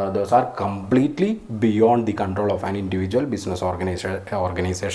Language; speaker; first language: English; non-native, local second language; Malayalam